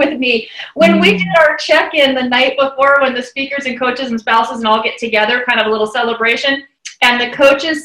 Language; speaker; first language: English; native; English